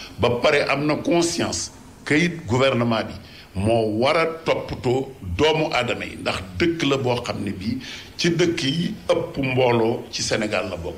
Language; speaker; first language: Wolof; native; Wolof